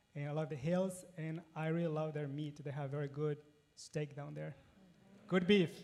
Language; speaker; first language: English; non-native, fluent; Spanish